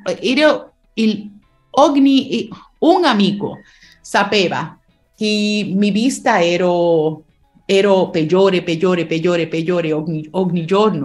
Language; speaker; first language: Italian; non-native, learner; Spanish